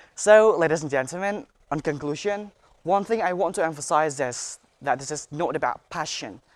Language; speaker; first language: English; non-native, learner; Indonesian